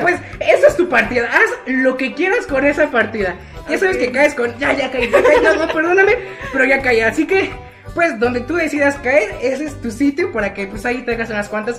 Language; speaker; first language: Spanish; native; Spanish